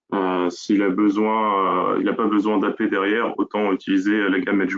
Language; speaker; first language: French; native; French